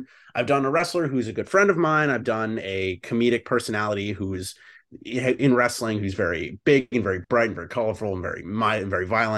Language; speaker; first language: English; native; English